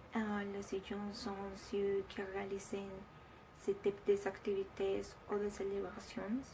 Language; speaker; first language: French; non-native, learner; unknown